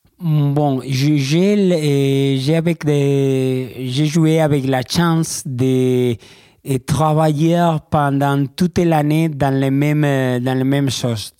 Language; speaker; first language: French; non-native, learner; Spanish